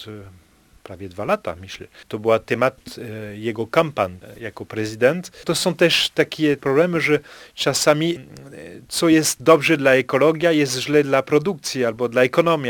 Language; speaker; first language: Polish; non-native, fluent; French